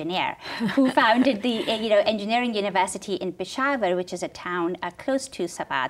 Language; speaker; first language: English; non-native, local second language; Urdu